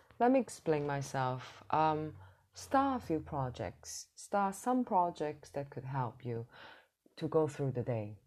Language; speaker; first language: English; non-native, fluent; Cantonese